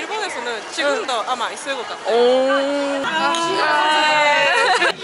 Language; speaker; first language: Korean; non-native, learner; Japanese